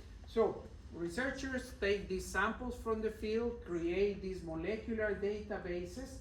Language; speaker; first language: English; non-native, fluent; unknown